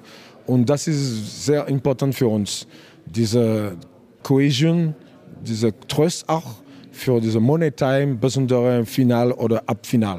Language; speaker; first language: German; non-native, learner; French